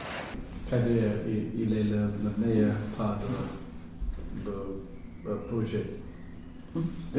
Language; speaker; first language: French; non-native, learner; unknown